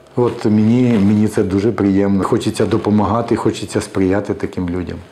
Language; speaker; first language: Ukrainian; native; Ukrainian